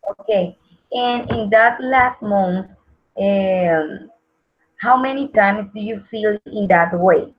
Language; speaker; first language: English; non-native, learner; Spanish